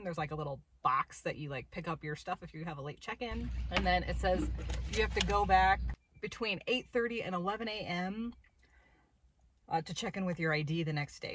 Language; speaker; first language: English; native; English